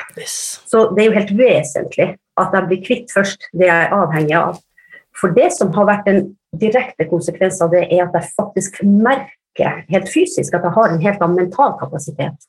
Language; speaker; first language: Norwegian; early bilingual, other home language; Finnish